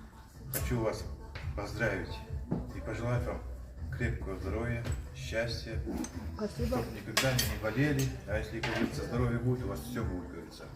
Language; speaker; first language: Russian; non-native, local second language; Kazakh